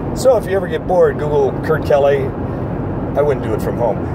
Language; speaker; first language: English; native; English